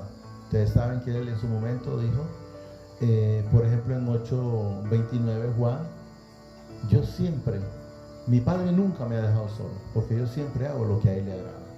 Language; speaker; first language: Spanish; native; Spanish